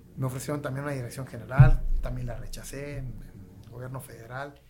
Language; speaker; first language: Spanish; native; Spanish